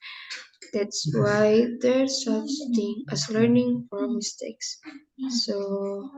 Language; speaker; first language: English; non-native, learner; Indonesian